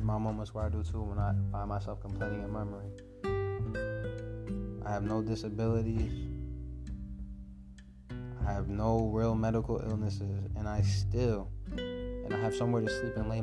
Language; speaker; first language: English; native; English